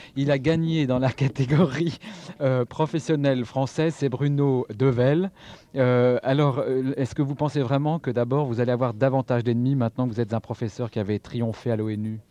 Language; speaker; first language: French; native; French